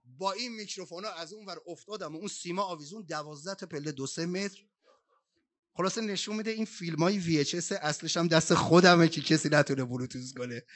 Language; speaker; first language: Persian; native; Persian